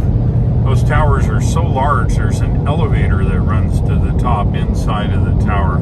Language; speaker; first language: English; native; English